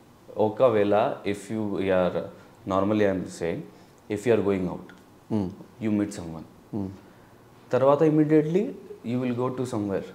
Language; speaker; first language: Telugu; non-native, learner; Hindi